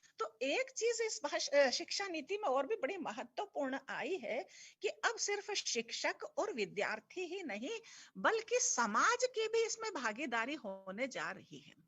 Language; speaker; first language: Hindi; native; Hindi